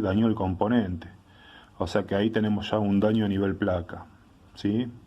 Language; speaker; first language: Spanish; native; Spanish